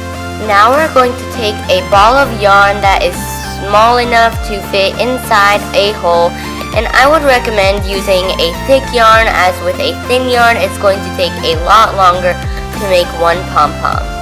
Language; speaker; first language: English; native; English